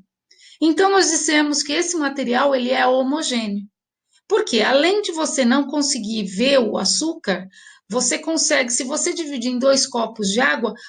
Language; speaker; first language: Portuguese; native; Portuguese